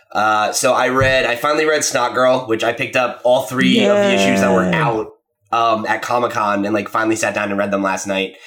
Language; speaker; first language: English; native; English